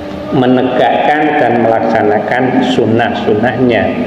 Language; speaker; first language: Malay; non-native, local second language; Javanese